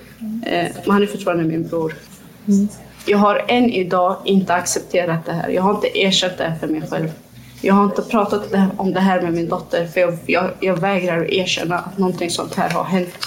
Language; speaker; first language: Swedish; non-native, fluent; Kurdish